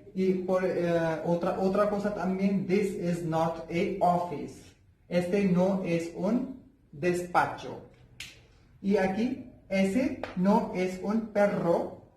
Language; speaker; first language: Spanish; non-native, learner; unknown